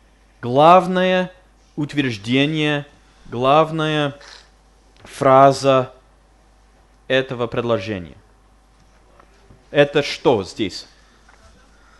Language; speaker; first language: Russian; non-native, fluent; English